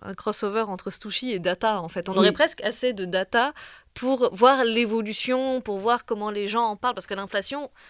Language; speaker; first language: French; native; French